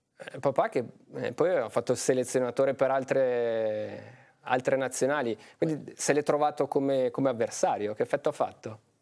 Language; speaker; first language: Italian; native; Italian